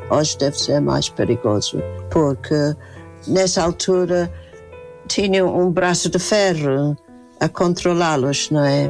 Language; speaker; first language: Portuguese; non-native, fluent; English